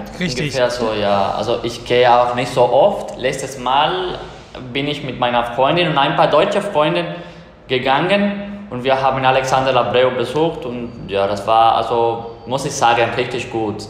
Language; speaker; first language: German; non-native, fluent; Spanish